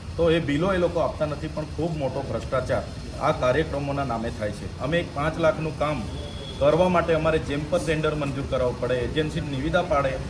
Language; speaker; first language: Gujarati; non-native, local second language; Vasavi